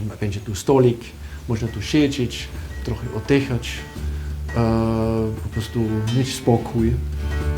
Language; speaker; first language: Polish; non-native, fluent; German